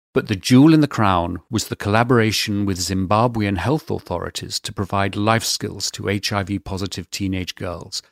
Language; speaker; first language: English; native; English